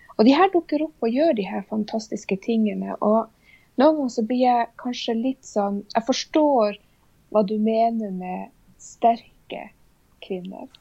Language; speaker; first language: Swedish; non-native, fluent; Northern Sami